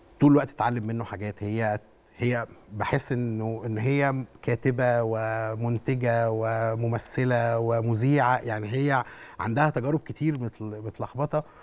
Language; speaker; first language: Arabic; native; Arabic